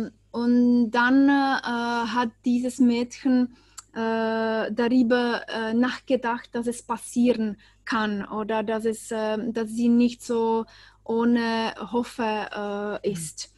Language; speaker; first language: German; non-native, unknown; Czech